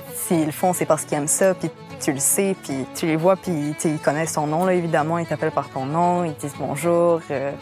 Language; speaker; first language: French; native; French